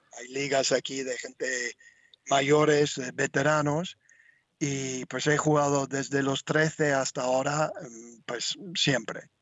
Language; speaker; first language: Spanish; non-native, fluent; English